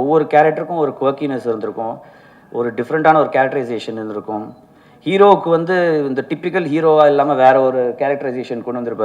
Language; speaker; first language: Tamil; native; Tamil